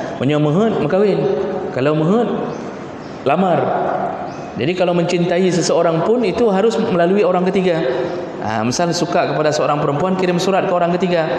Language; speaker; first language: Malay; native; Malay